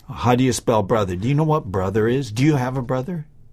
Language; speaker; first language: English; native; English